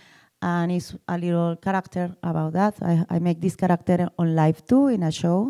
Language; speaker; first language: English; non-native, learner; Spanish